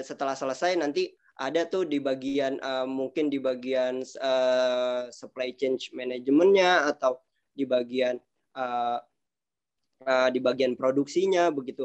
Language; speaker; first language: Indonesian; native; Indonesian